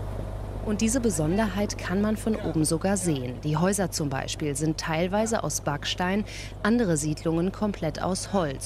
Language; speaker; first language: German; native; German